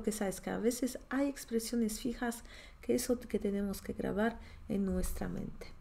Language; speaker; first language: Spanish; non-native, fluent; Polish